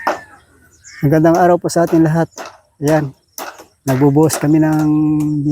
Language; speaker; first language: Filipino; native; Filipino